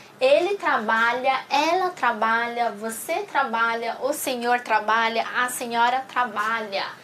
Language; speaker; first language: Portuguese; non-native, fluent; Chinese